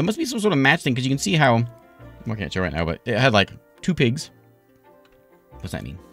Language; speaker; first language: English; native; English